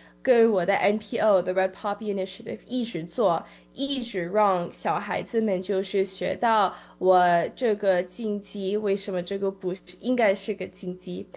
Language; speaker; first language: Chinese; early bilingual, heritage; English